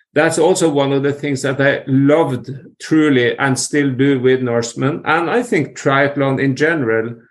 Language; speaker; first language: English; non-native, fluent; Norwegian